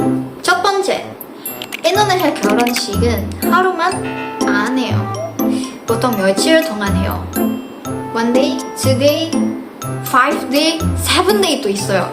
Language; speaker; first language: Korean; non-native, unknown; Indonesian